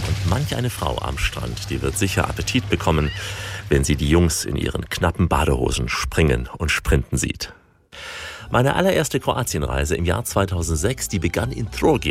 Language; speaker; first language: German; native; German